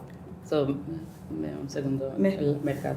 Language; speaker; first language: Spanish; early bilingual, heritage; Spanish